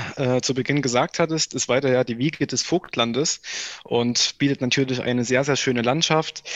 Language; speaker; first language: German; native; German